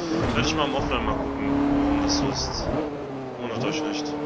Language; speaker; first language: German; native; German